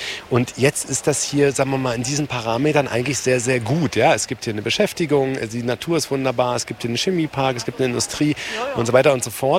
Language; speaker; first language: German; native; German